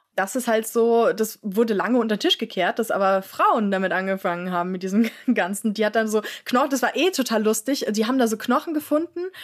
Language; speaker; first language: German; native; German